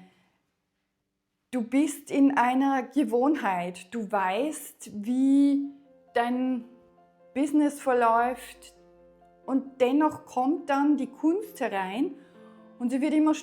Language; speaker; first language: German; native; German